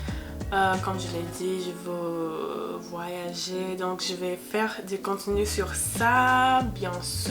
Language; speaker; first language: French; non-native, learner; English